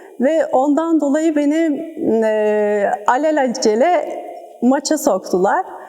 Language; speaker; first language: Turkish; native; Turkish